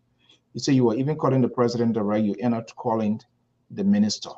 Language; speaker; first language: English; native; English